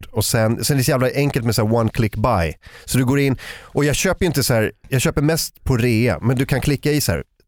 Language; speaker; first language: Swedish; native; Swedish